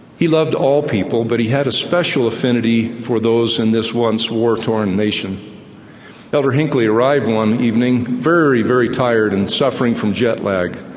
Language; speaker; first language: English; native; English